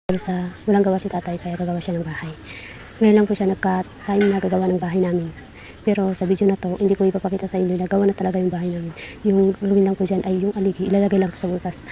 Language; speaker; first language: Filipino; non-native, local second language; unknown